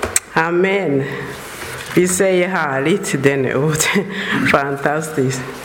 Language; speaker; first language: Swedish; non-native, learner; Persian